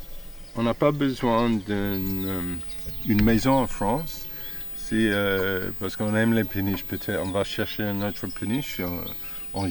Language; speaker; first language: French; non-native, fluent; English